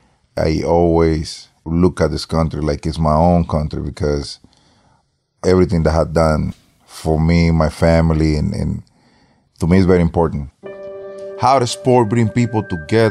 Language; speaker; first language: English; non-native, fluent; Spanish